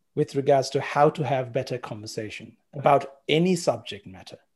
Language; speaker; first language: English; non-native, local second language; Sinhala